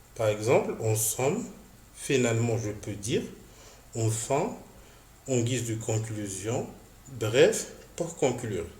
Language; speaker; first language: French; non-native, local second language; Arabic